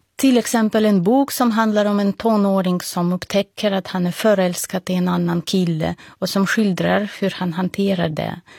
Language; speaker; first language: Swedish; non-native, fluent; Russian